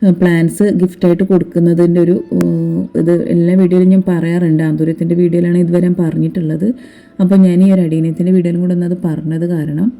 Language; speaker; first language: Malayalam; native; Malayalam